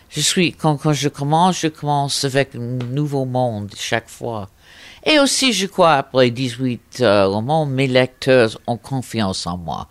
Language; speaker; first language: French; non-native, fluent; English